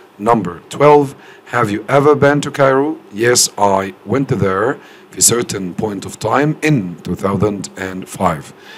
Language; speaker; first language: English; non-native, fluent; Arabic